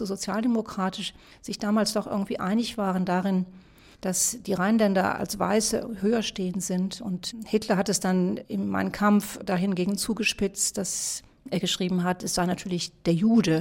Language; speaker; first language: German; native; German